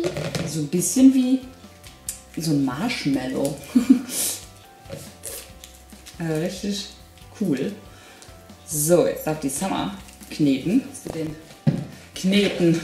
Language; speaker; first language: German; native; German